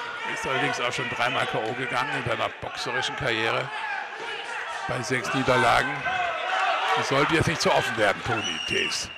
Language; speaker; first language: German; native; German